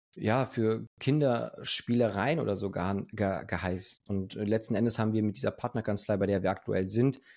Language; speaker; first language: German; early bilingual, other home language; Spanish